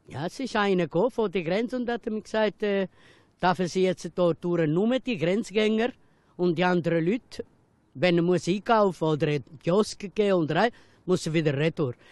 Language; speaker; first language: German; non-native, fluent; Italian